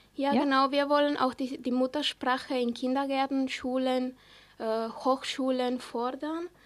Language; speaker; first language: German; non-native, fluent; Spanish